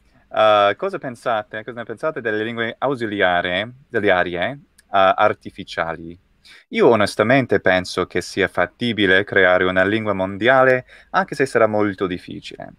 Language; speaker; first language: Italian; non-native, fluent; English